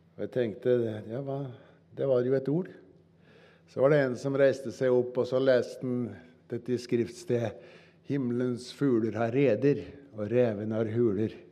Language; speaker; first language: Norwegian; native; Norwegian